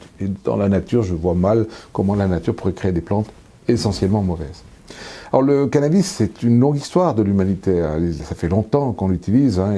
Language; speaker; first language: French; native; French